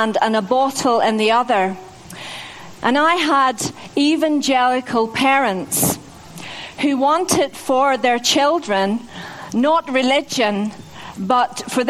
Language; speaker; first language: English; native; English